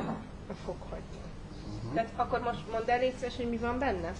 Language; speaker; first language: Hungarian; native; Hungarian